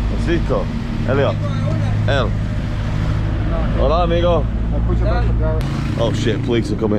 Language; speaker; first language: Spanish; non-native, learner; English